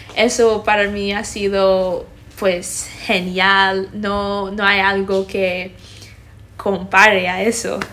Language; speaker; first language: Spanish; non-native, fluent; English